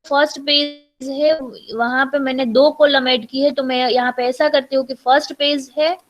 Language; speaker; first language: Hindi; non-native, local second language; Gujarati